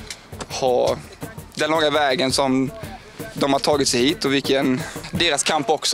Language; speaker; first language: Swedish; native; Swedish